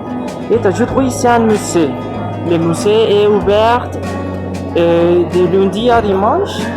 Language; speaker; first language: French; non-native, learner; Spanish